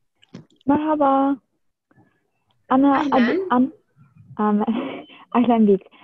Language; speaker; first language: Arabic; non-native, learner; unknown